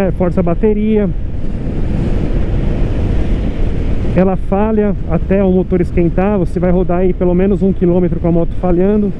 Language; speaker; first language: Portuguese; native; Portuguese